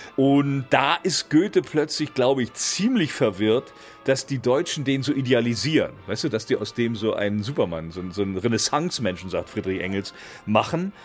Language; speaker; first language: German; native; German